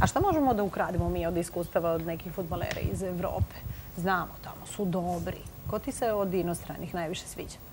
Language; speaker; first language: Serbian; native; Serbian